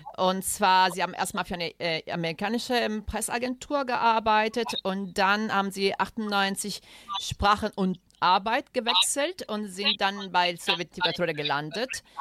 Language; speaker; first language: German; non-native, fluent; Italian